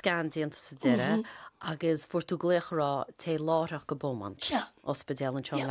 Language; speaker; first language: Irish; native; Irish